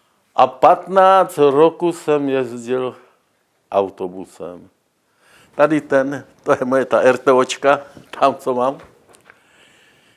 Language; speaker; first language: Czech; non-native, local second language; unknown